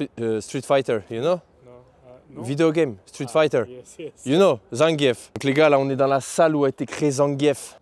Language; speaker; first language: French; native; French